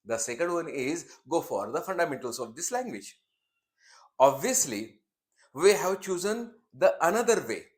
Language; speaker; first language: English; non-native, local second language; Marathi